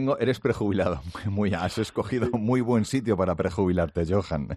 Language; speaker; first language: Spanish; native; Spanish